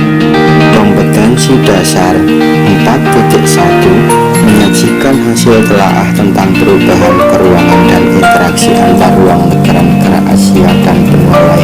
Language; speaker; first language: Indonesian; native; Indonesian